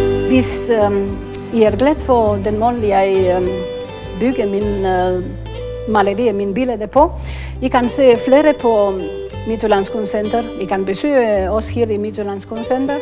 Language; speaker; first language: Danish; non-native, fluent; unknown